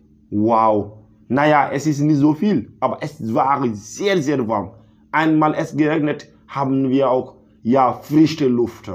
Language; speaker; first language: German; non-native, learner; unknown